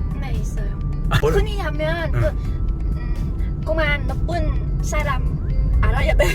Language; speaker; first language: Korean; non-native, learner; Vietnamese